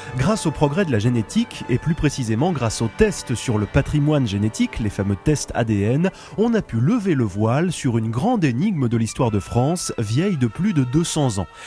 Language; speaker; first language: French; native; French